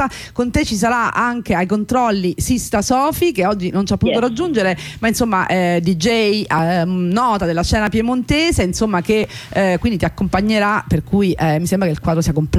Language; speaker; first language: Italian; native; Italian